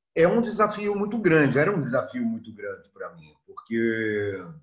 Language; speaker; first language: Portuguese; native; Portuguese